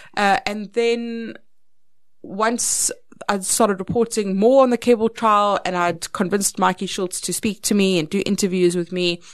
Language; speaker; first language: English; native; English